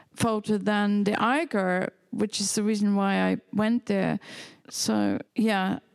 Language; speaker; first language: English; non-native, fluent; German